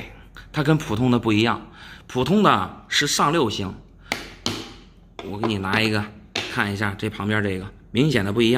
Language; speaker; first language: Chinese; native; Chinese